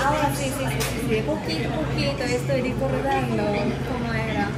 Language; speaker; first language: Spanish; non-native, learner; Japanese